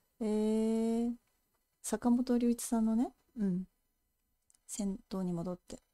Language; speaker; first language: Japanese; native; Japanese